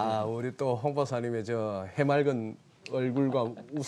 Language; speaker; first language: Korean; native; Korean